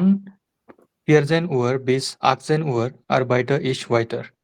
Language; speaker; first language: German; non-native, learner; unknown